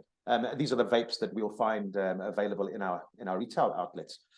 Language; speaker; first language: English; native; English